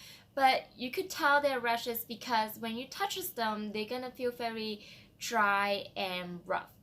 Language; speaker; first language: English; non-native, fluent; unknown